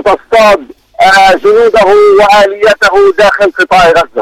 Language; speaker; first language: Arabic; native; Arabic